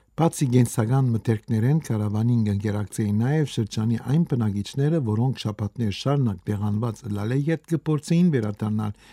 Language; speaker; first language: Armenian; native; Armenian